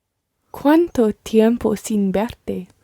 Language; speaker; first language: Spanish; non-native, learner; English